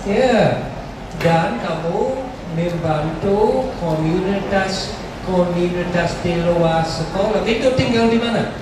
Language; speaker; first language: Indonesian; non-native, learner; English